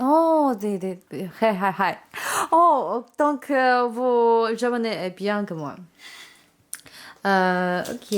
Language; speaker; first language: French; non-native, learner; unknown